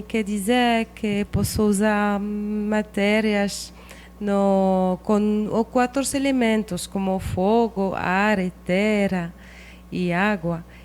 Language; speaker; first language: Portuguese; non-native, learner; French